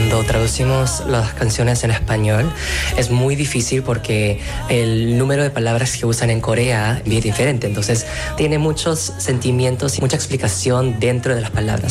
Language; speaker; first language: Spanish; non-native, fluent; Korean